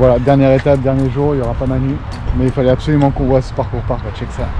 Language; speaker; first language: French; native; French